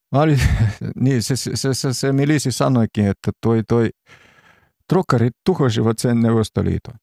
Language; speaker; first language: Finnish; non-native, fluent; Russian